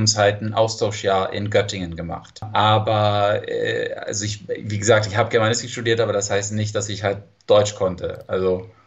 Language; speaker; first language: German; non-native, fluent; English